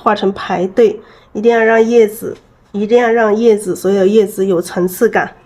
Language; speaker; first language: Chinese; native; Chinese